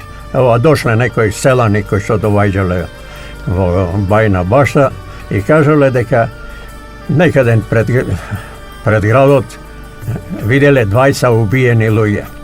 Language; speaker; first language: Macedonian; native; Macedonian